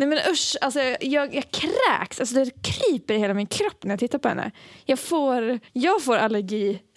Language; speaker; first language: Swedish; native; Swedish